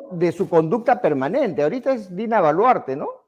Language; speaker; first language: Spanish; native; Spanish